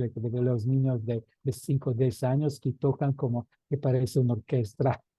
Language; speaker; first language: Spanish; non-native, fluent; Italian